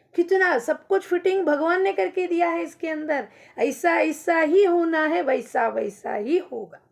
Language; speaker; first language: Hindi; non-native, local second language; Kannada